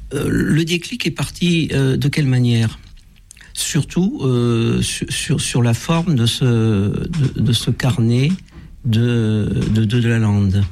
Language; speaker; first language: French; native; French